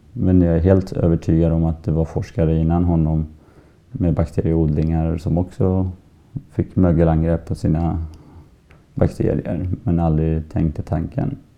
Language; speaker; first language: Swedish; early bilingual, other home language; Persian